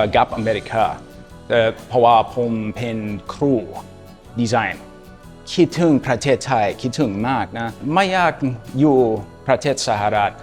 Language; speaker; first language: Thai; non-native, learner; English